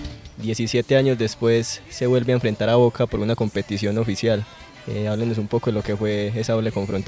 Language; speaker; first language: Spanish; native; Spanish